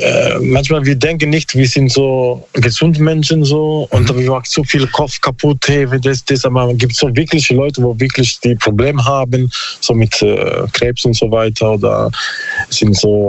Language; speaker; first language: German; non-native, learner; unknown